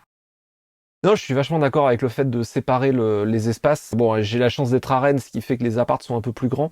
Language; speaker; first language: French; native; French